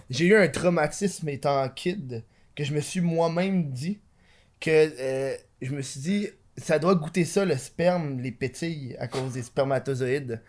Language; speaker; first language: French; native; French